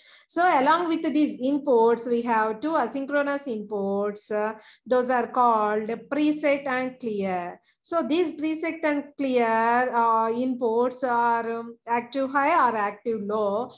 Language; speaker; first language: English; non-native, local second language; Telugu